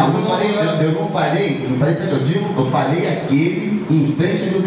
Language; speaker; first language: Portuguese; native; Portuguese